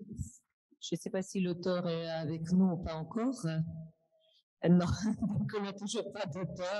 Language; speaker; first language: French; non-native, fluent; Russian